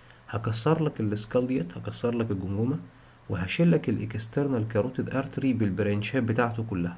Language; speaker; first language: Arabic; native; Arabic